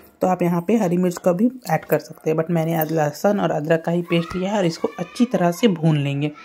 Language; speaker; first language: Hindi; native; Hindi